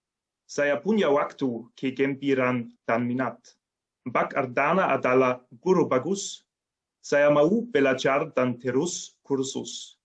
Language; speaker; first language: Indonesian; non-native, learner; German